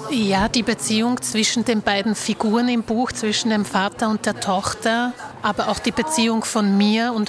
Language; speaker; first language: German; early bilingual, other home language; Slovak